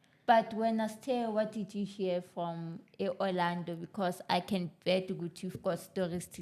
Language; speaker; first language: English; non-native, local second language; Zulu